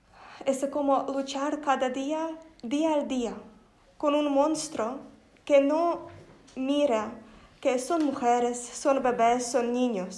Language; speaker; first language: Spanish; non-native, fluent; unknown